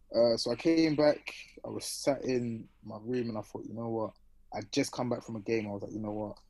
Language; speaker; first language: English; native; English